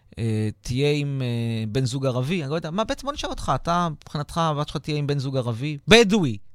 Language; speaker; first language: Hebrew; native; Hebrew